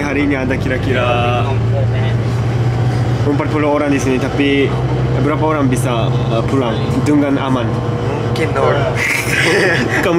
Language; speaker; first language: Indonesian; non-native, fluent; Japanese